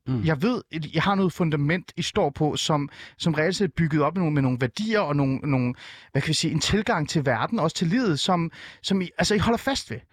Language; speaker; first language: Danish; early bilingual, other home language; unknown